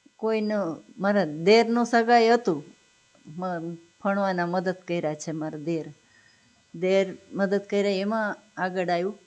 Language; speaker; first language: Gujarati; non-native, local second language; Malayalam